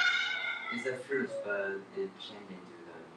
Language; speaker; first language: English; non-native, learner; Chinese